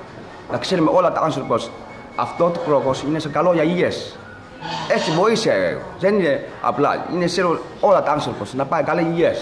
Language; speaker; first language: Greek; non-native, learner; Chinese